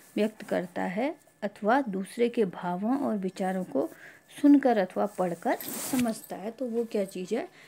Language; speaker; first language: Hindi; native; Hindi